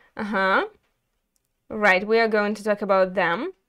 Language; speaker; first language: English; non-native, fluent; Ukrainian